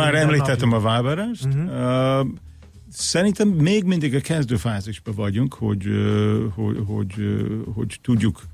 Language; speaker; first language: Hungarian; non-native, fluent; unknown